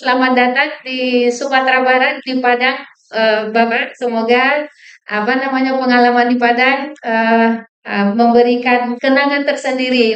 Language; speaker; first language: Indonesian; native; Indonesian